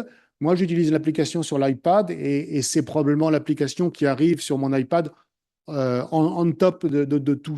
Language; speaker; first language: French; native; French